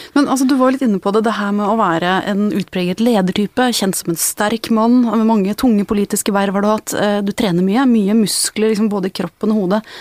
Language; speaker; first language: Norwegian; native; Norwegian